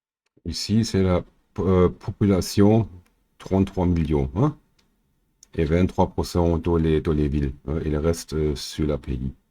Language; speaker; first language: French; non-native, learner; German